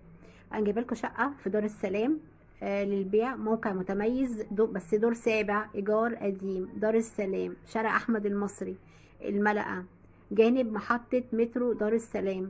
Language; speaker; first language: Arabic; native; Arabic